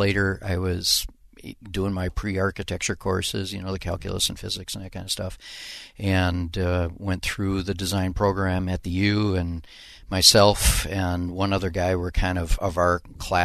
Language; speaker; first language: English; native; English